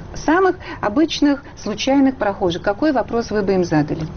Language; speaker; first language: Russian; native; Russian